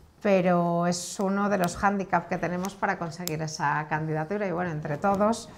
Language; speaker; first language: Spanish; native; Spanish